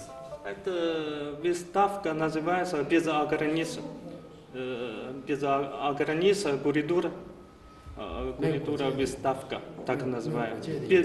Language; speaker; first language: Russian; non-native, learner; Chinese